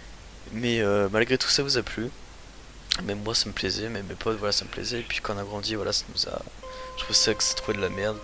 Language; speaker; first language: French; native; French